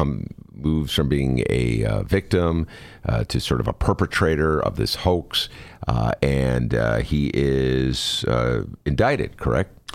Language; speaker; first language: English; native; English